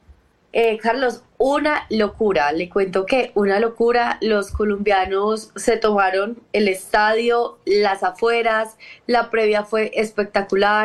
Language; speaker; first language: Spanish; native; Spanish